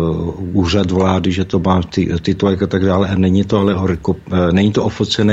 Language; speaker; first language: Czech; native; Czech